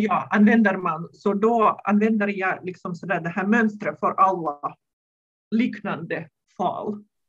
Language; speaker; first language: Swedish; non-native, fluent; Russian